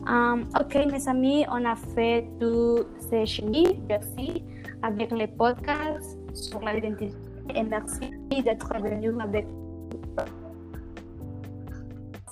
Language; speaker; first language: French; non-native, learner; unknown